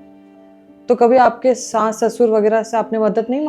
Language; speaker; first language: Hindi; native; Hindi